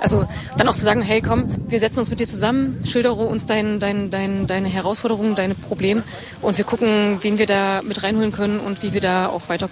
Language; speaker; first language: German; native; German